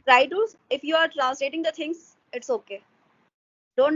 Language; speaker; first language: English; non-native, local second language; Hindi